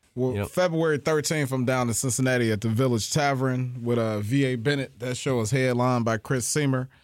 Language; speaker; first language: English; native; English